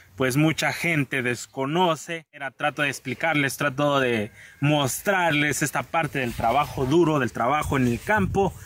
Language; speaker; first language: Spanish; non-native, local second language; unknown